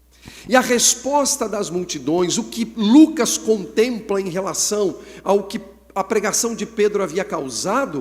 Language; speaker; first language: Portuguese; native; Portuguese